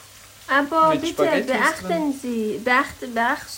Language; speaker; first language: German; non-native, learner; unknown